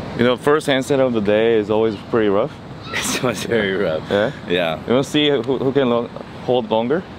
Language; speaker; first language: English; non-native, fluent; Korean